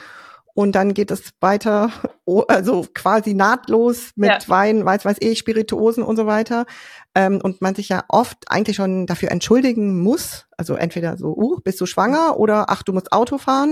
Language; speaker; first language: German; native; German